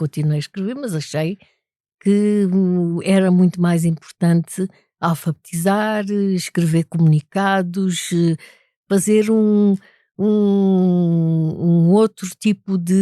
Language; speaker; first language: Portuguese; native; Portuguese